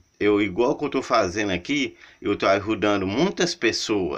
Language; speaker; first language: Portuguese; non-native, learner; Haitian Creole